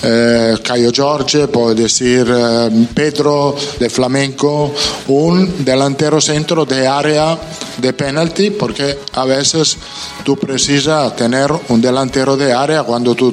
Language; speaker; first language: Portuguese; non-native, learner; Italian